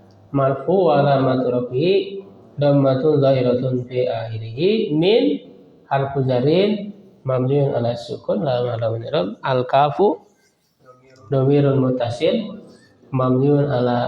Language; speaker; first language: Arabic; non-native, fluent; Indonesian